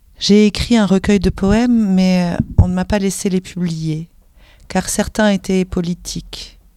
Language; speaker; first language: French; native; French